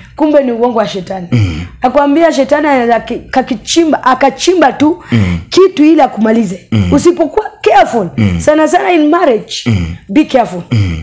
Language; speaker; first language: Swahili; non-native, local second language; Luo (Kenya and Tanzania)